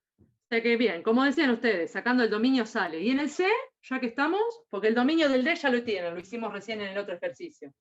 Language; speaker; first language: Spanish; native; Spanish